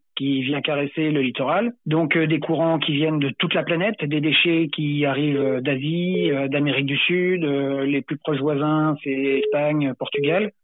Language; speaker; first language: French; native; French